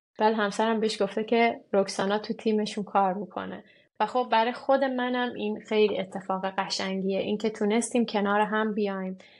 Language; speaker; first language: Persian; native; Persian